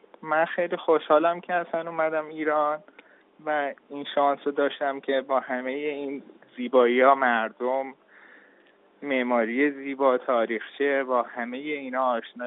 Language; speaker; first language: Persian; early bilingual, heritage; Persian